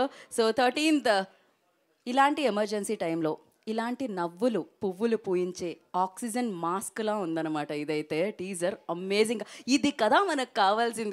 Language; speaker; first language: Telugu; native; Telugu